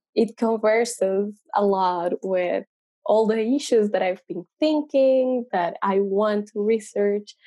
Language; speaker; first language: English; non-native, fluent; Spanish